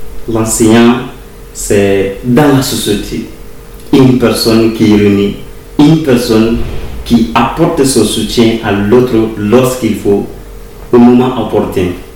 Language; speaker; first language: French; non-native, local second language; Bambara